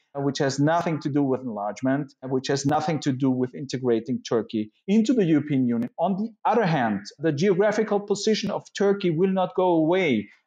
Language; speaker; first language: English; non-native, fluent; German